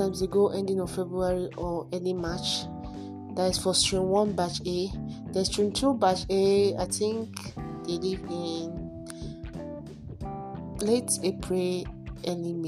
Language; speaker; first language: English; non-native, local second language; Igbo